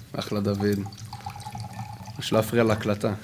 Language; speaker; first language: Hebrew; native; Hebrew